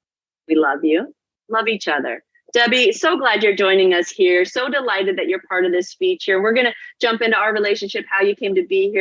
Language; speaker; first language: English; native; English